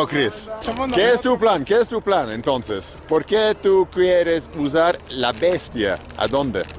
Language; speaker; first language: Spanish; non-native, learner; English